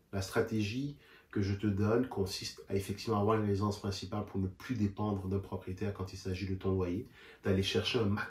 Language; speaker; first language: French; native; French